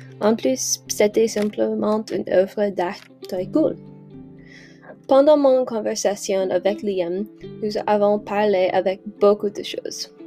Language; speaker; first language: French; non-native, learner; English